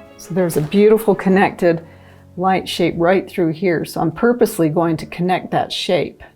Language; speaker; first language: English; native; English